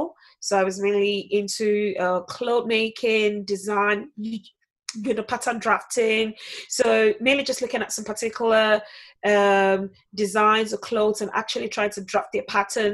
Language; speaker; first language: English; non-native, local second language; Yoruba